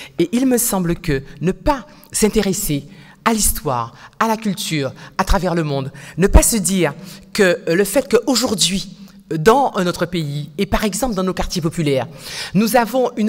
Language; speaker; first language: French; native; French